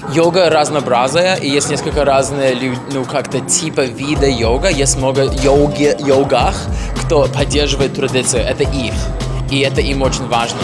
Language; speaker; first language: Russian; non-native, fluent; English